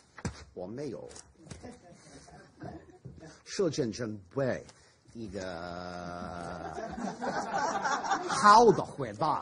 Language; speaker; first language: Chinese; non-native, learner; English